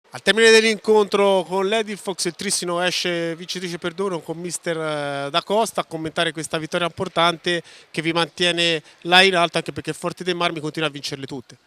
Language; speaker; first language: Italian; native; Italian